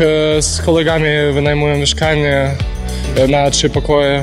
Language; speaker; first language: Polish; non-native, learner; Ukrainian